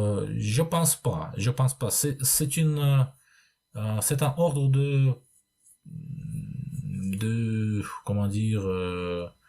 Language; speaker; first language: French; non-native, fluent; Russian